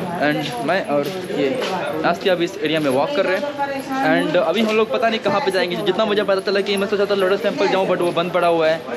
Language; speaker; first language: Hindi; native; Hindi